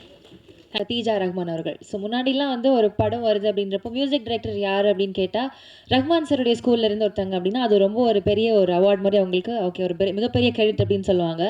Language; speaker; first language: Tamil; native; Tamil